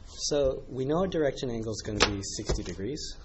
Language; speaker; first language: English; native; English